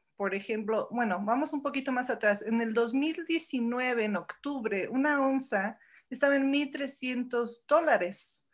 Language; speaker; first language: Spanish; early bilingual, heritage; Spanish